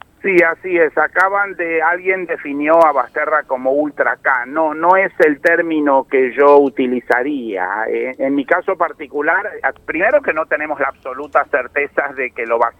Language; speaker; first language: Spanish; native; Spanish